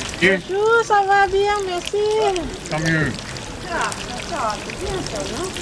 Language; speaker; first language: French; non-native, learner; Thai